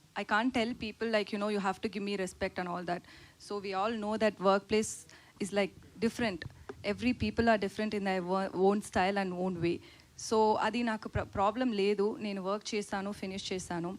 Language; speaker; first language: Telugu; non-native, learner; Tamil